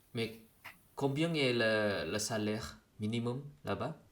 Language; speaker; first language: French; non-native, learner; Indonesian